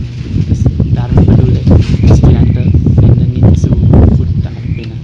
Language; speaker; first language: Dutch; non-native, local second language; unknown